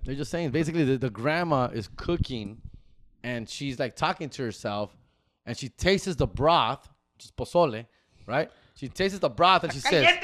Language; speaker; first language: English; early bilingual, other home language; Spanish